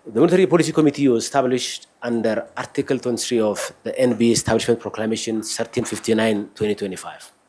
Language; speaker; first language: English; non-native, local second language; Amharic